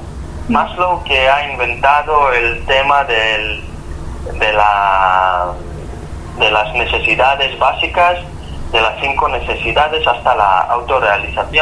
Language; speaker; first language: Spanish; non-native, fluent; Hebrew